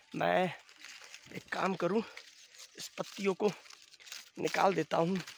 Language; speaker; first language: Hindi; non-native, local second language; Bangla